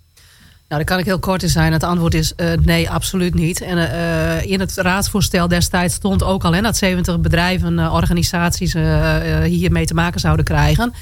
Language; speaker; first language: Dutch; native; Dutch